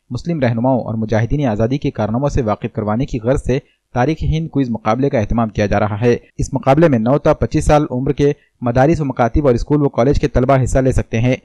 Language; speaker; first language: Urdu; native; Urdu